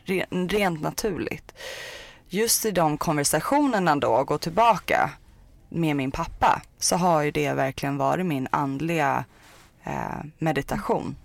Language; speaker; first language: Swedish; early bilingual, other home language; Persian